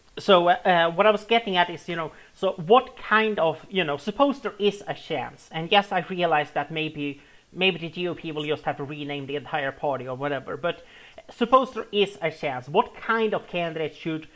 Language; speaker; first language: English; non-native, fluent; Swedish